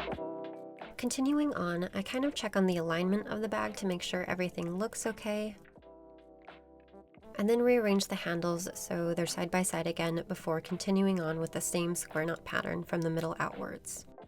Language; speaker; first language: English; native; English